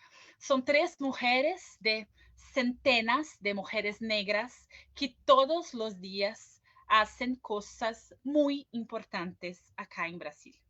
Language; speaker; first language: Spanish; non-native, fluent; Portuguese